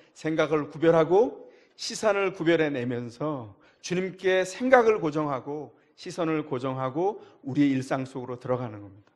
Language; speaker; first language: Korean; native; Korean